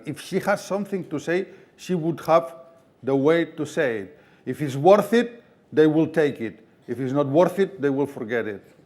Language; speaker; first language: English; non-native, fluent; Catalan